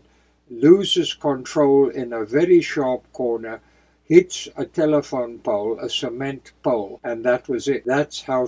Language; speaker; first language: English; native; English